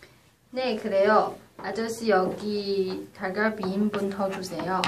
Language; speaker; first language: Korean; non-native, learner; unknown